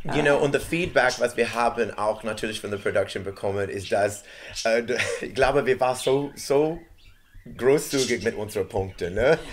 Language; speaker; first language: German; non-native, learner; English